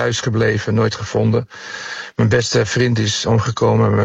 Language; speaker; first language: Dutch; non-native, fluent; Bosnian